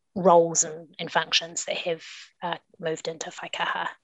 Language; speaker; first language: English; native; English